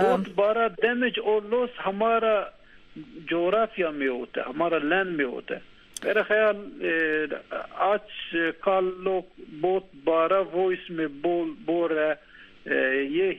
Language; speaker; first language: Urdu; non-native, learner; Turkish